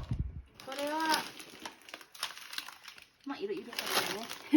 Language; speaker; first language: Japanese; non-native, learner; English